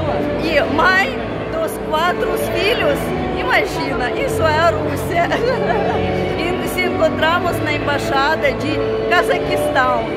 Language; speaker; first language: Portuguese; non-native, fluent; Russian